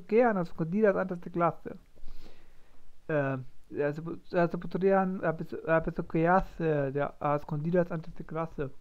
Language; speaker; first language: Spanish; non-native, learner; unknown